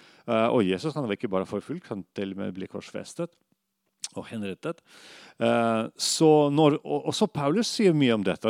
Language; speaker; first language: Norwegian; non-native, fluent; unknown